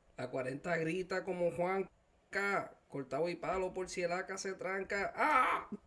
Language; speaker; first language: Spanish; native; Spanish